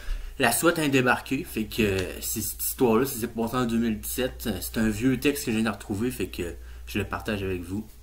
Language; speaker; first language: French; native; French